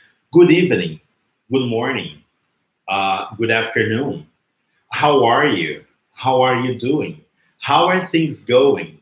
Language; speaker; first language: English; non-native, fluent; Portuguese